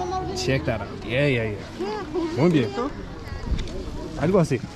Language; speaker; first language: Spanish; non-native, learner; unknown